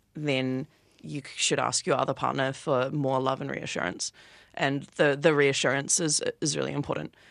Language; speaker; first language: English; native; English